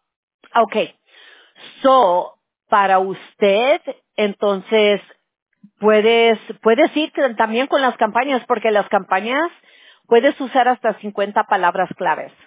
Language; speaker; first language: Spanish; early bilingual, heritage; Spanish